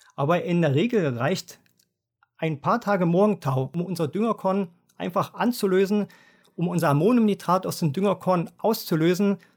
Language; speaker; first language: German; native; German